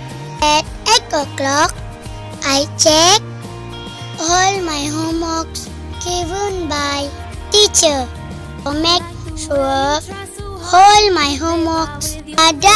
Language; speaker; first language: English; non-native, learner; Malay